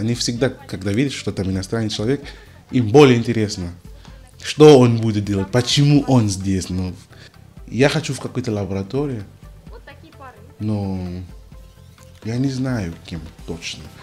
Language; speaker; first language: Russian; non-native, learner; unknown